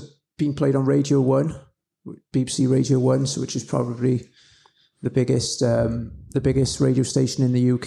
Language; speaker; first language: English; native; English